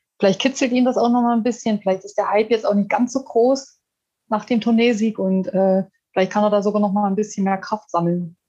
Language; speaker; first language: German; native; German